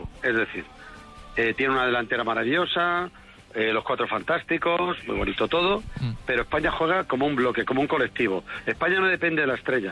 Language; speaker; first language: Spanish; native; Spanish